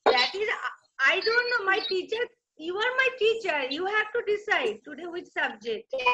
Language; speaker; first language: English; non-native, local second language; Bangla